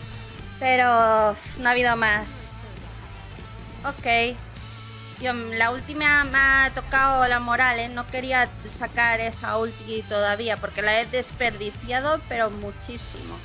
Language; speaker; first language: Spanish; native; Spanish